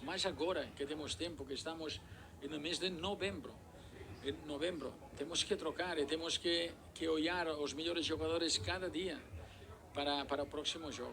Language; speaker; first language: Portuguese; non-native, learner; Spanish